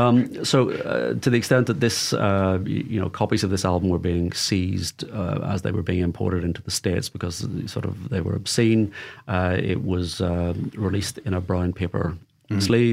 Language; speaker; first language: English; native; English